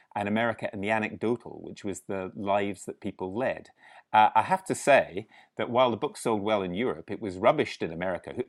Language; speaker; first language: English; native; English